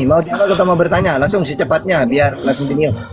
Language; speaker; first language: Indonesian; native; Indonesian